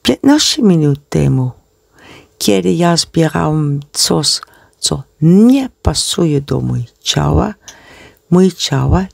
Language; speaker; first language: Polish; non-native, learner; Dutch